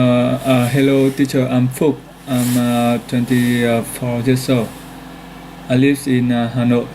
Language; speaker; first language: English; non-native, learner; Vietnamese